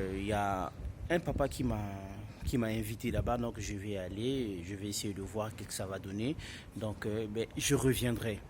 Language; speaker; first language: French; non-native, local second language; Lingala